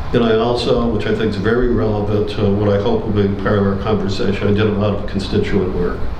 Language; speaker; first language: English; native; English